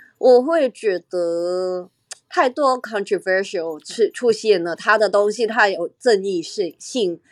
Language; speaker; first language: Chinese; non-native, local second language; Cantonese